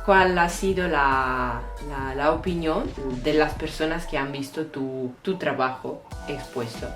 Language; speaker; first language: Spanish; native; Spanish